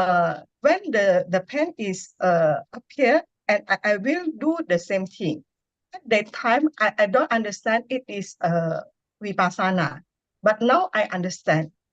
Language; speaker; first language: English; non-native, learner; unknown